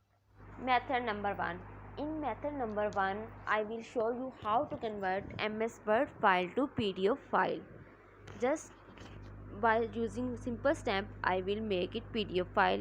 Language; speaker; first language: English; non-native, local second language; Urdu